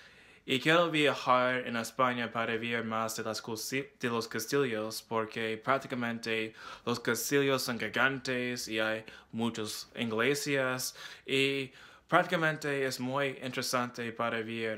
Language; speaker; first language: Spanish; non-native, learner; English